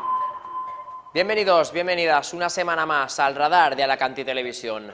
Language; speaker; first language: Spanish; native; Spanish